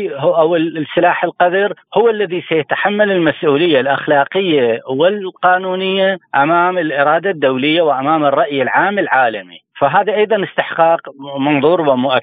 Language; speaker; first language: Arabic; native; Arabic